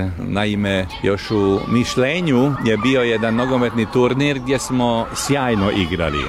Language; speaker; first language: Croatian; early bilingual, heritage; Hungarian